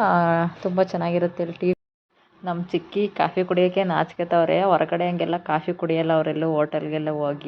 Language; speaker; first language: Kannada; native; Kannada